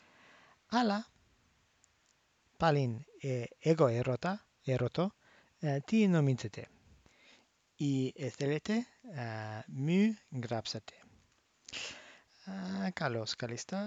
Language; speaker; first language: Greek; non-native, fluent; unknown